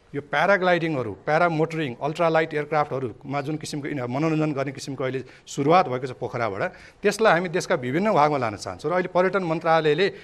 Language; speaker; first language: Nepali; native; Nepali